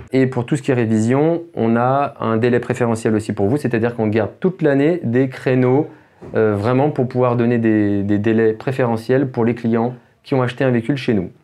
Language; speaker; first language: French; native; French